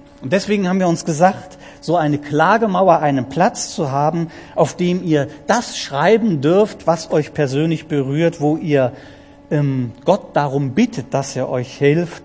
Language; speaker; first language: German; native; German